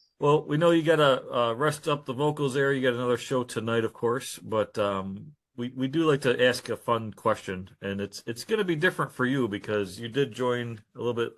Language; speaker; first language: English; native; English